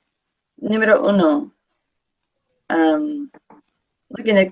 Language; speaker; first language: Spanish; non-native, fluent; English